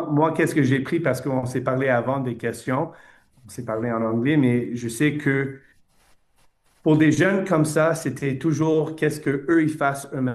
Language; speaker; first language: French; non-native, fluent; English